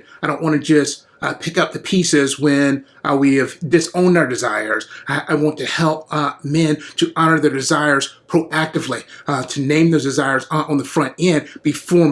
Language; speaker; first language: English; native; English